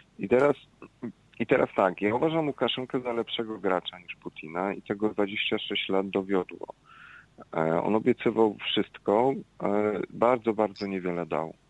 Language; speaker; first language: Polish; native; Polish